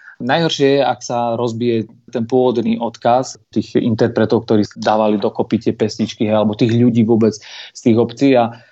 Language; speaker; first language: Slovak; non-native, local second language; Rusyn